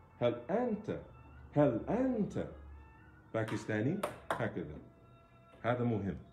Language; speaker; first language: Arabic; non-native, fluent; English